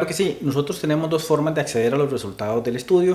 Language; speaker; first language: Spanish; native; Spanish